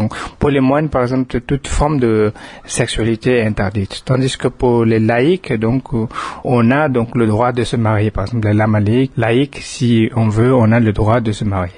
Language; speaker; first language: French; non-native, fluent; Tibetan